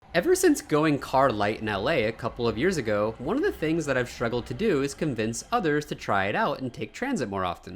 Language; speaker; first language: English; native; English